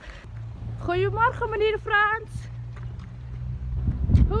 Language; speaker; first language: Dutch; non-native, learner; Somali